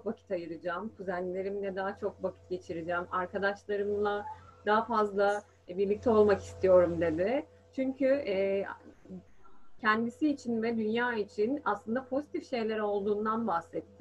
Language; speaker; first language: Turkish; native; Turkish